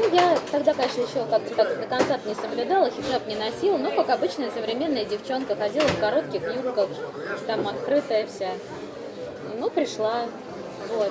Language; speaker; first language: Russian; native; Russian